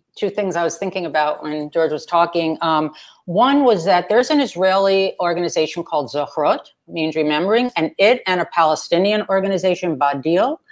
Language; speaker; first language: English; native; English